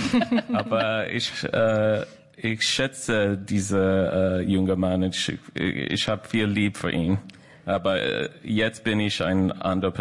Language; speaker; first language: German; non-native, learner; English